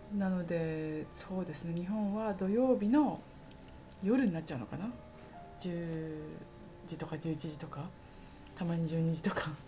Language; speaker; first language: Japanese; native; Japanese